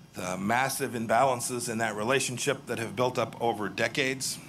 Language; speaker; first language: English; native; English